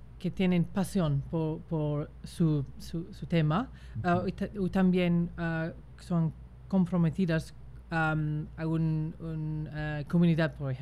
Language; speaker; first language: Spanish; non-native, fluent; English